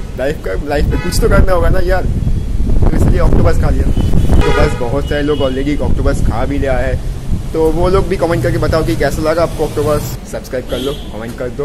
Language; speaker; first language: Hindi; non-native, local second language; Bangla